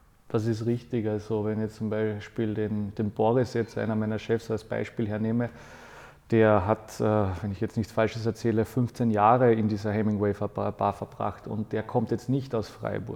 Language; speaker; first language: German; native; German